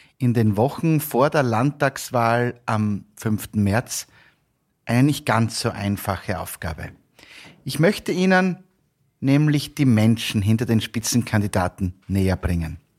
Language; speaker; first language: German; native; German